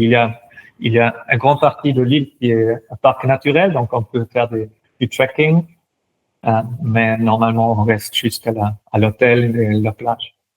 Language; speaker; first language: French; non-native, local second language; German